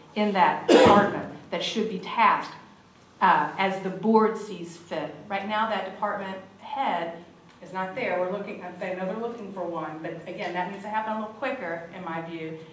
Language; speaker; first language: English; native; English